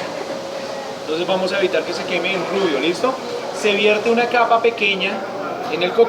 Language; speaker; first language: Spanish; native; Spanish